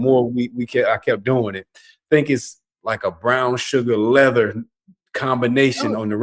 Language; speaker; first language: English; native; English